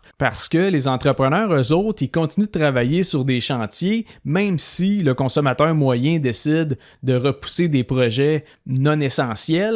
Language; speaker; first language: French; native; French